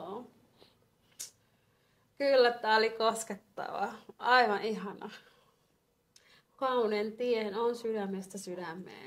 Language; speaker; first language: Finnish; non-native, fluent; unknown